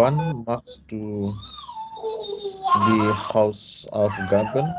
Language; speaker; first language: German; non-native, learner; Indonesian